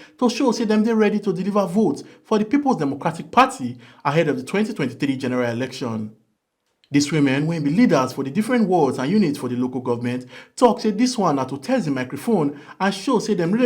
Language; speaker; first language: Nigerian Pidgin; native; Nigerian Pidgin